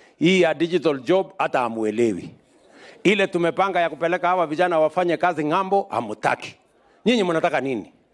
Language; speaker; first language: Swahili; non-native, local second language; Kalenjin